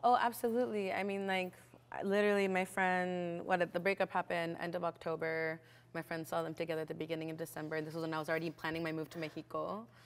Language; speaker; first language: English; early bilingual, other home language; Spanish